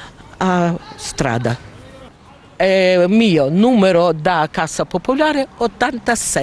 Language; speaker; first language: Italian; non-native, learner; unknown